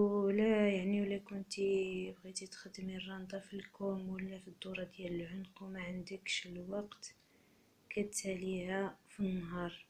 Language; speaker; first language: Arabic; native; Arabic